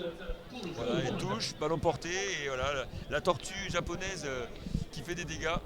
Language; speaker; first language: French; native; French